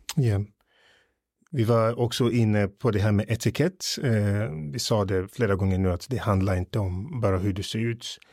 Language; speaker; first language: Swedish; early bilingual, other home language; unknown